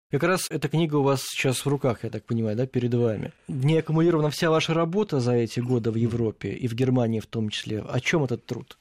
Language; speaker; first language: Russian; native; Russian